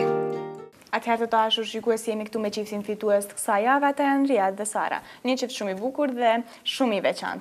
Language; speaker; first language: Albanian; native; Albanian